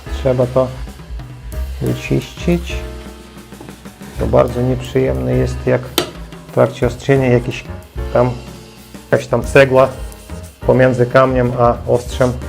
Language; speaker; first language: Polish; non-native, learner; Ukrainian